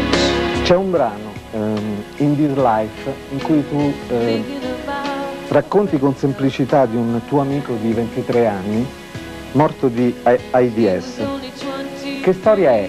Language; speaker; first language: Italian; native; Italian